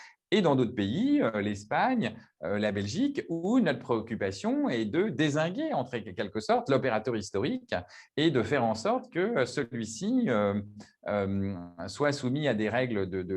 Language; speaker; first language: French; native; French